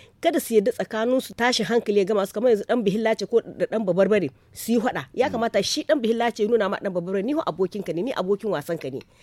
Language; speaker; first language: Hausa; native; Hausa